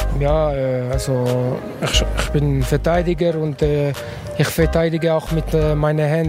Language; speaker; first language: German; non-native, learner; French